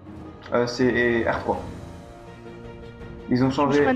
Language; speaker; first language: French; native; French